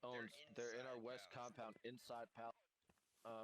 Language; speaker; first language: English; native; English